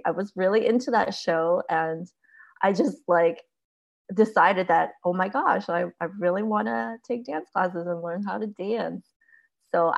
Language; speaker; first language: English; early bilingual, other home language; Chinese